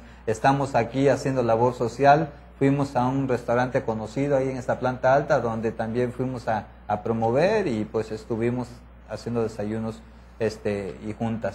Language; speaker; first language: Spanish; native; Spanish